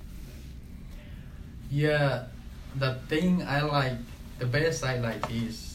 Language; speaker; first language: English; non-native, learner; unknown